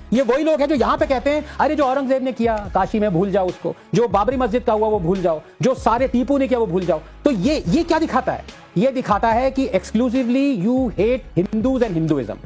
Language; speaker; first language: Hindi; non-native, local second language; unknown